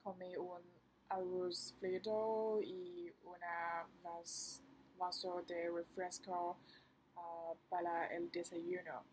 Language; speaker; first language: Spanish; non-native, learner; Chinese